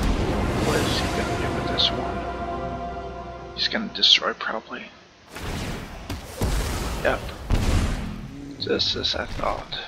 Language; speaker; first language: English; native; English